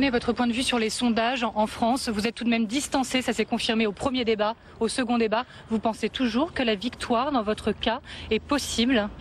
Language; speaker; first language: French; native; French